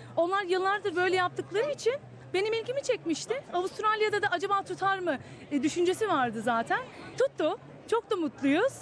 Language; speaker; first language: Turkish; native; Turkish